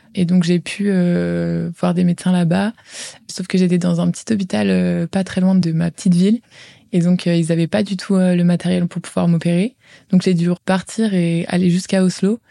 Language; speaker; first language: French; native; French